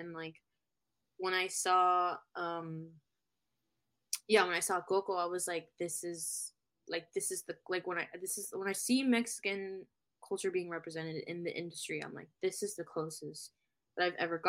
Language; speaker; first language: English; native; English